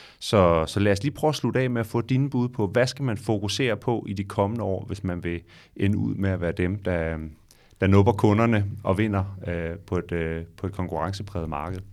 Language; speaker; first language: Danish; native; Danish